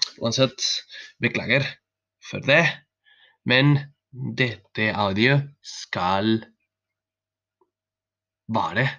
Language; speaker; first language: Norwegian; non-native, learner; Spanish